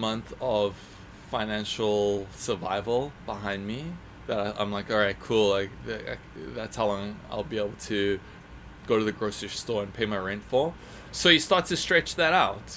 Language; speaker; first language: English; native; English